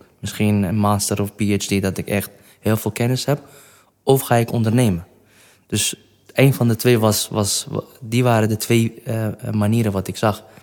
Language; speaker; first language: Dutch; non-native, fluent; Kurdish